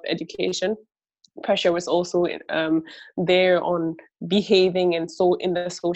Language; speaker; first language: English; early bilingual, other home language; Bangla